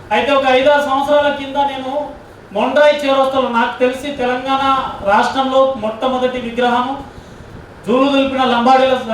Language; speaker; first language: Telugu; non-native, local second language; Lambadi